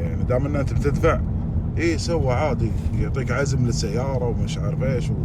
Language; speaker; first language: Arabic; native; Arabic